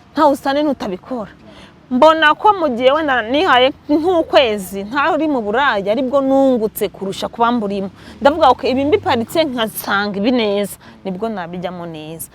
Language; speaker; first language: Kinyarwanda; early bilingual, heritage; Kinyarwanda